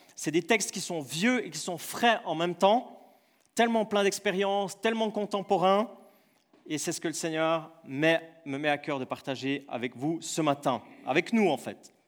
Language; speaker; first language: French; native; French